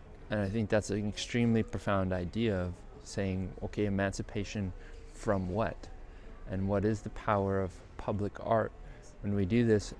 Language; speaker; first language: English; native; English